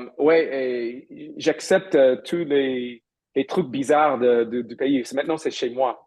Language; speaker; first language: French; non-native, fluent; English